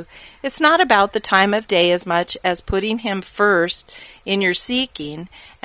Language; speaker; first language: English; native; English